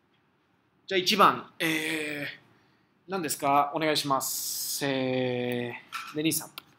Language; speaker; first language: Japanese; non-native, fluent; Spanish